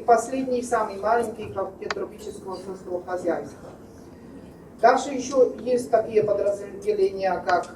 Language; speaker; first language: Russian; non-native, fluent; Czech